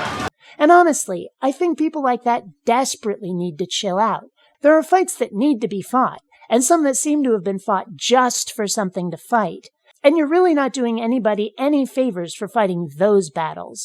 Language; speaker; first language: English; native; English